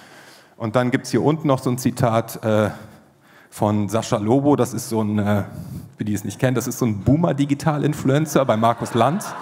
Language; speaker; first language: German; native; German